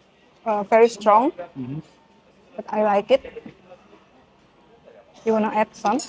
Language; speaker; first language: English; non-native, fluent; Indonesian